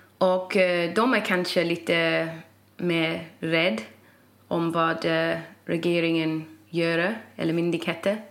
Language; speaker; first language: Swedish; non-native, fluent; English